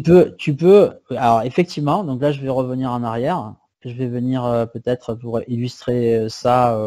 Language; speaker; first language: French; native; French